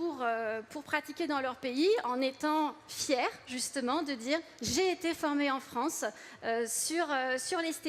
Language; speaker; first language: French; native; French